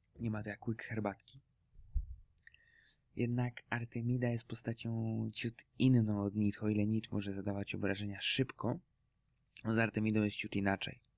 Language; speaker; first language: Polish; native; Polish